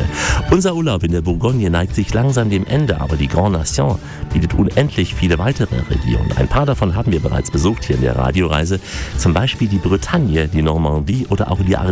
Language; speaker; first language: German; native; German